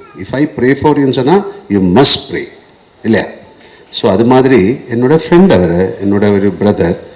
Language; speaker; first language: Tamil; non-native, local second language; Malayalam